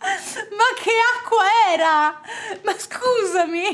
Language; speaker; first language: Italian; native; Italian